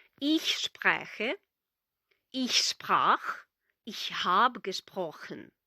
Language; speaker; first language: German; non-native, fluent; Ukrainian